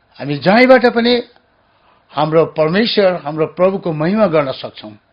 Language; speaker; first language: Nepali; native; Nepali